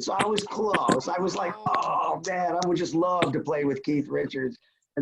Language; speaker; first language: English; native; English